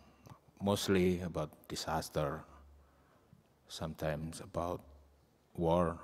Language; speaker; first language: English; non-native, learner; Indonesian